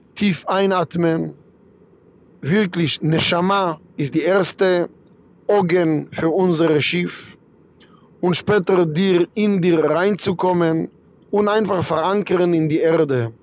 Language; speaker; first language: German; non-native, fluent; Hebrew